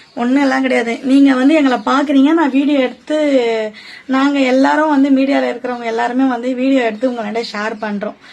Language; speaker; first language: Tamil; non-native, local second language; Urdu